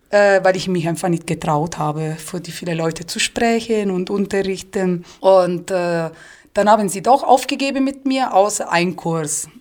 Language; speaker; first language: German; non-native, fluent; Italian